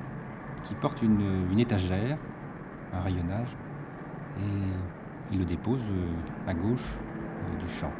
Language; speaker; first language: French; native; French